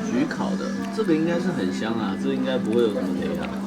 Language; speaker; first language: Chinese; native; Chinese